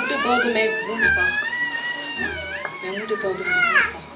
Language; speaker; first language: Dutch; early bilingual, other home language; French